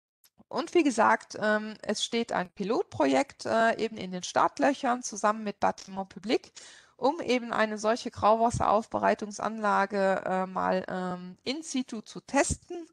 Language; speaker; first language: German; non-native, local second language; Luxembourgish